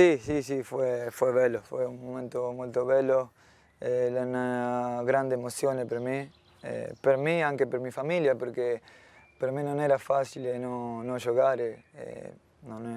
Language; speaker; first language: Italian; non-native, fluent; Spanish